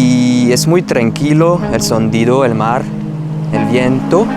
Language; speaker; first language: Spanish; non-native, learner; French